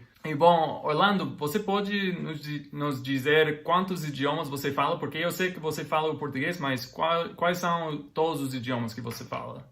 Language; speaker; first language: Portuguese; non-native, fluent; English